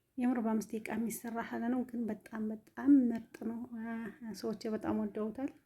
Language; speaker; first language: Amharic; native; Amharic